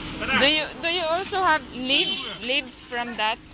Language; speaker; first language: English; non-native, learner; Filipino